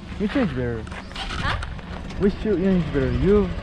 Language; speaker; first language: English; non-native, learner; Korean